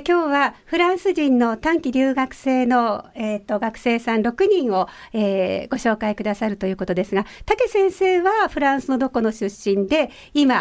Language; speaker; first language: Japanese; native; Japanese